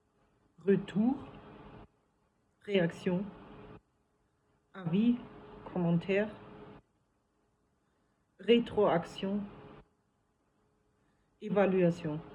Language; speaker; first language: French; non-native, fluent; German